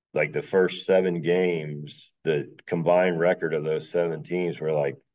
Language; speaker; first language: English; native; English